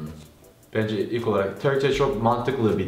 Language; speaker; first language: Turkish; non-native, learner; Korean